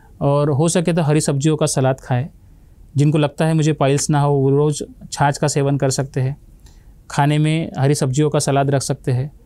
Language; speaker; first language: Hindi; non-native, local second language; Marathi